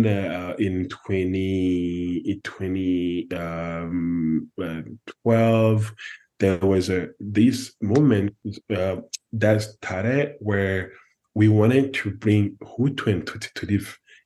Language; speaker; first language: English; non-native, fluent; French